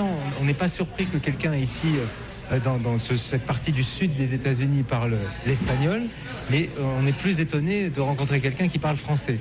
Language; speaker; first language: French; native; French